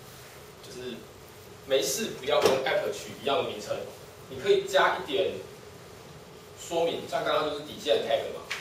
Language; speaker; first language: Chinese; native; Chinese